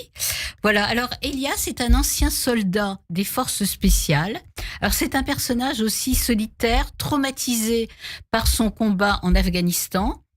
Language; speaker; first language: French; native; French